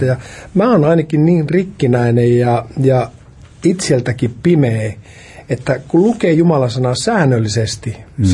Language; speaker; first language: Finnish; native; Finnish